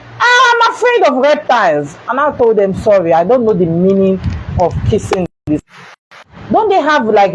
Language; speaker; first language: English; non-native, local second language; Igbo